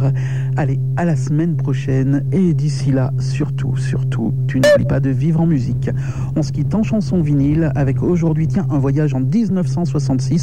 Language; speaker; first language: French; native; French